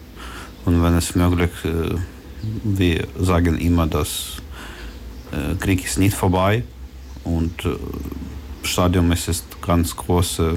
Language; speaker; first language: German; non-native, learner; Ukrainian